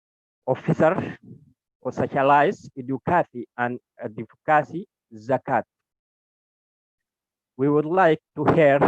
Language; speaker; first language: English; non-native, learner; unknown